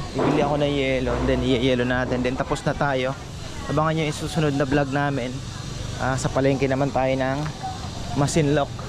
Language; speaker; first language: Filipino; non-native, local second language; Bikol